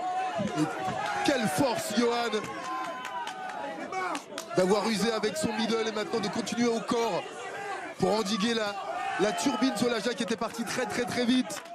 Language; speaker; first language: French; native; French